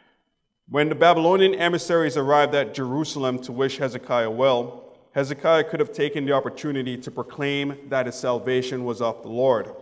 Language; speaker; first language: English; native; English